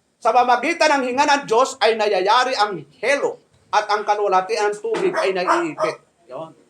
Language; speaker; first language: Filipino; native; Filipino